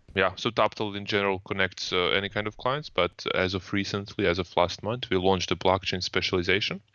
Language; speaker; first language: English; non-native, fluent; Croatian